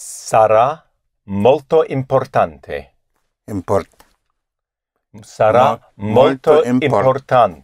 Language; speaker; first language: Italian; non-native, learner; English